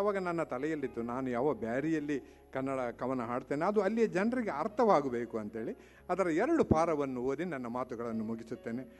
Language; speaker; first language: Kannada; non-native, local second language; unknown